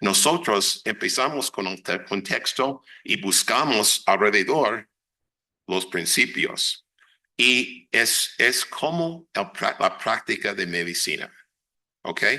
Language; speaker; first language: Spanish; non-native, fluent; English